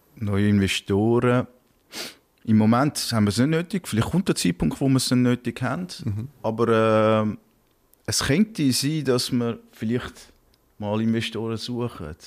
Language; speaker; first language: German; early bilingual, other home language; Turkish